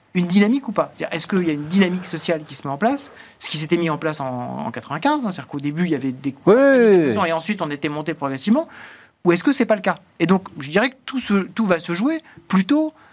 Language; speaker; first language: French; native; French